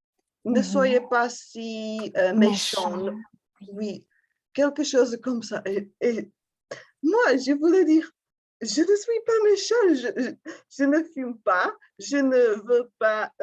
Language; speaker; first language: French; non-native, fluent; Czech